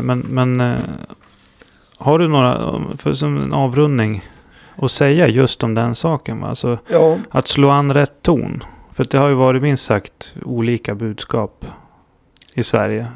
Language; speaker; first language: Swedish; native; Swedish